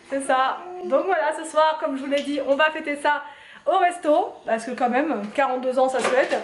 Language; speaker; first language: French; native; French